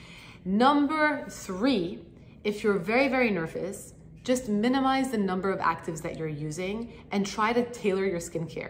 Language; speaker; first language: English; native; English